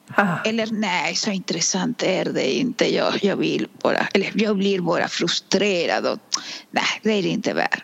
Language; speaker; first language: Swedish; non-native, fluent; Spanish